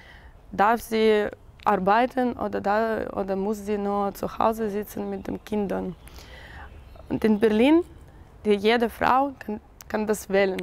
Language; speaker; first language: German; non-native, learner; Russian